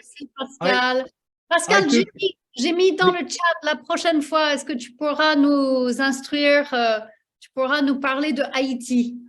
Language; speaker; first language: French; non-native, fluent; English